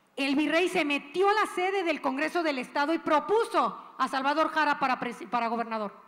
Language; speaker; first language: Spanish; native; Spanish